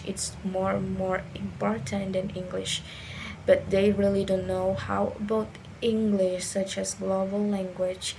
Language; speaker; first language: English; non-native, learner; Indonesian